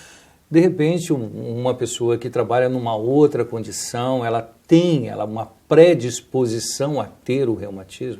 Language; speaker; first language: Portuguese; native; Portuguese